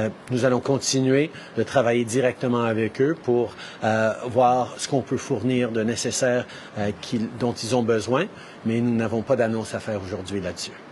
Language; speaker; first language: French; native; French